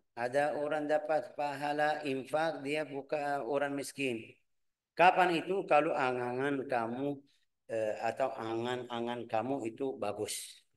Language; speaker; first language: Malay; non-native, fluent; Arabic